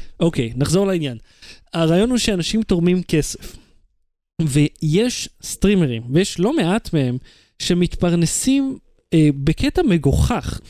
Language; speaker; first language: Hebrew; native; Hebrew